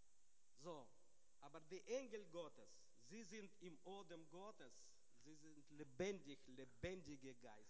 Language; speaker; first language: German; non-native, learner; Russian